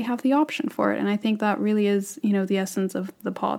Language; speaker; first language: English; non-native, local second language; Cantonese